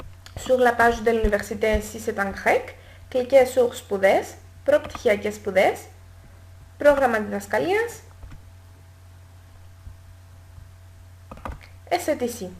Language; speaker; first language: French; non-native, learner; Greek